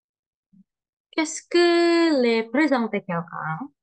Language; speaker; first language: French; non-native, learner; Indonesian